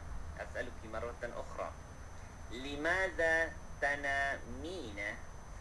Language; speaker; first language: Arabic; non-native, fluent; Malay